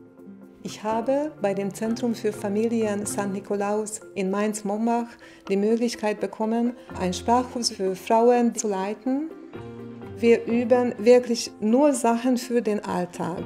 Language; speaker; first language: German; non-native, fluent; Hungarian